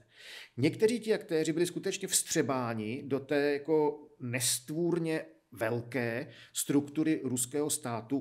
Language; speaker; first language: Czech; native; Czech